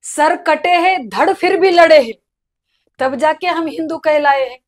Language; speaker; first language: Hindi; non-native, local second language; Marathi